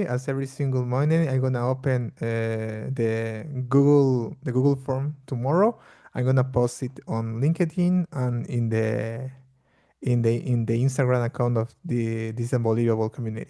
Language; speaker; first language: English; non-native, fluent; Portuguese